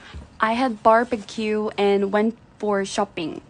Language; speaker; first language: English; non-native, fluent; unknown